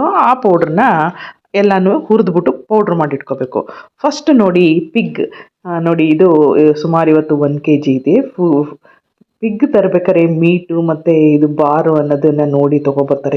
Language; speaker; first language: Kannada; native; Kannada